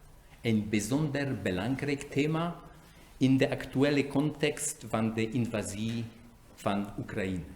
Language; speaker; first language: Dutch; non-native, fluent; French